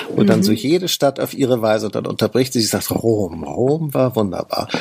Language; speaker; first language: German; native; German